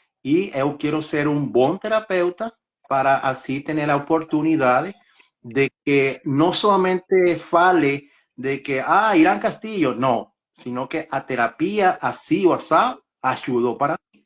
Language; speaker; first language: Portuguese; non-native, learner; Spanish